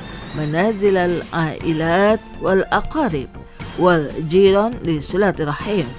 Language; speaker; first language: Arabic; non-native, fluent; Indonesian